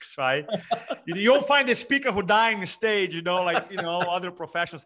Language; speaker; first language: English; non-native, fluent; Portuguese